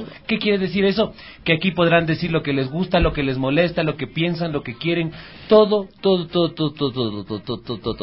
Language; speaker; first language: Spanish; native; Spanish